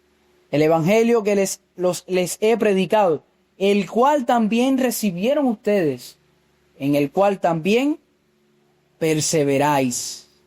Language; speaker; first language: Spanish; native; Spanish